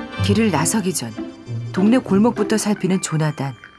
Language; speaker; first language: Korean; native; Korean